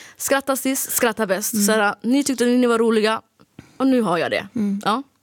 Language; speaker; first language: Swedish; early bilingual, other home language; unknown